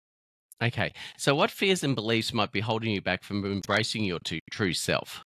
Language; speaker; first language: English; native; English